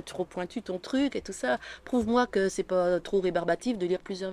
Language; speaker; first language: French; native; French